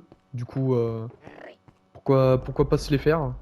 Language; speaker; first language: French; native; French